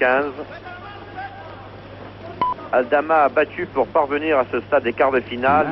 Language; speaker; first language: French; native; French